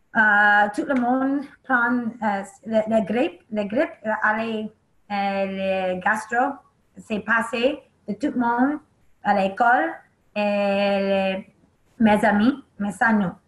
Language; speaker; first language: French; non-native, learner; English